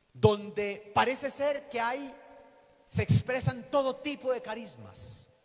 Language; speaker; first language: Spanish; native; Spanish